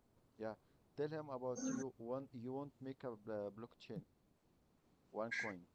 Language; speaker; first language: English; non-native, learner; Arabic